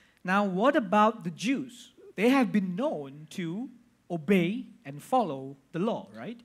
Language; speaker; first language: English; non-native, fluent; Indonesian